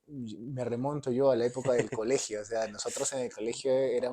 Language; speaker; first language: Spanish; native; Spanish